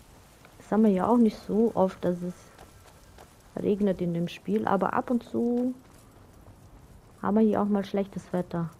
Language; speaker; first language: German; native; German